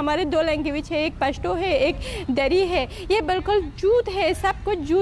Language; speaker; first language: Hindi; non-native, learner; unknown